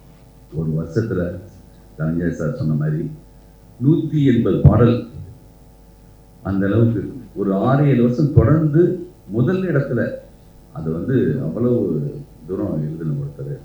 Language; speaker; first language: Tamil; native; Tamil